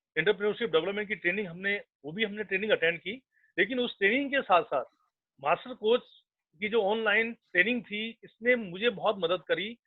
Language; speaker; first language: Hindi; native; Hindi